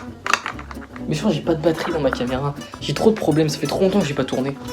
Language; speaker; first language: French; native; French